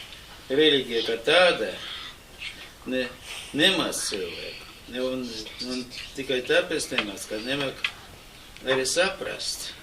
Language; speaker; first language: Latvian; non-native, local second language; Russian